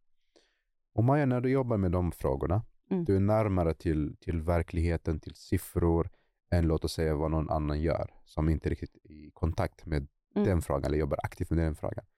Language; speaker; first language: Swedish; non-native, fluent; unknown